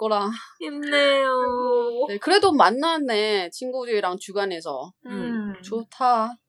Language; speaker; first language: Korean; non-native, fluent; Chinese